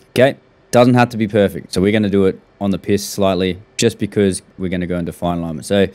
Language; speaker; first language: English; native; English